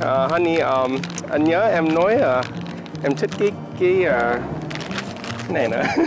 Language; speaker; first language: Vietnamese; early bilingual, heritage; Vietnamese